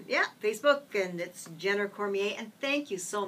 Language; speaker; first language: English; native; English